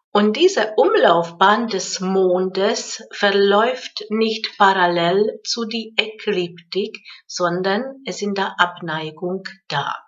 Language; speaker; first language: German; non-native, fluent; Hungarian